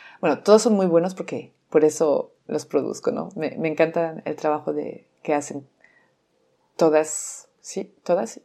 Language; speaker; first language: Spanish; non-native, fluent; French